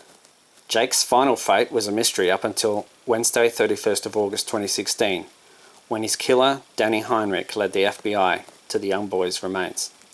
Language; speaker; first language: English; native; English